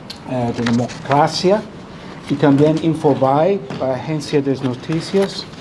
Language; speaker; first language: Spanish; non-native, fluent; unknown